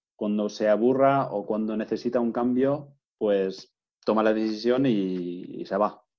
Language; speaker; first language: Spanish; non-native, fluent; English